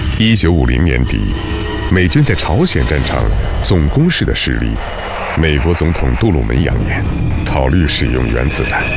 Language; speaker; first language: Chinese; native; Chinese